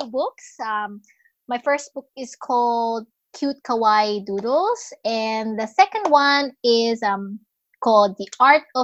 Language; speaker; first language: English; non-native, local second language; Filipino